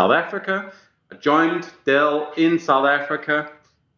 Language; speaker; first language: English; non-native, fluent; Danish